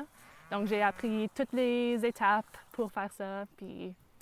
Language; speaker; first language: French; non-native, local second language; English